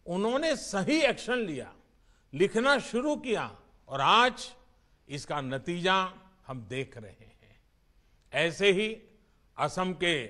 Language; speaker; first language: Hindi; non-native, local second language; Gujarati